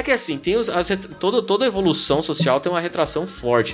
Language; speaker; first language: Portuguese; native; Portuguese